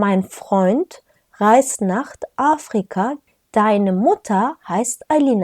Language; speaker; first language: German; non-native, fluent; Turkish